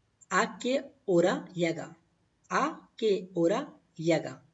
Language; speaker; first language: Spanish; non-native, learner; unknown